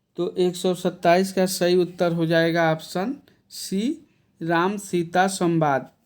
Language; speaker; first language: Hindi; native; Hindi